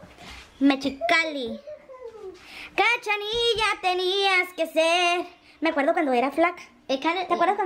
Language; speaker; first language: Spanish; native; Spanish